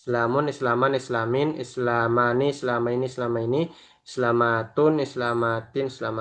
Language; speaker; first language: Arabic; non-native, learner; Indonesian